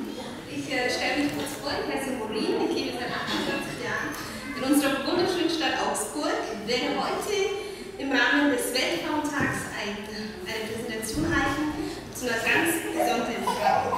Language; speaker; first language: German; non-native, fluent; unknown